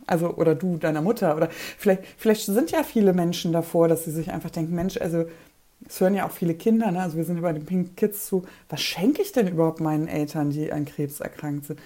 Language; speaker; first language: German; early bilingual, other home language; Polish